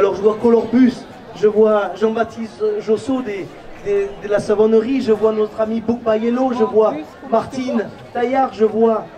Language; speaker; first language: French; native; French